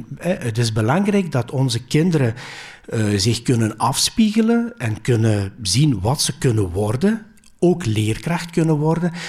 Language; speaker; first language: Dutch; early bilingual, other home language; Greek